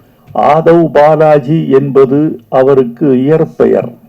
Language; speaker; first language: Tamil; native; Tamil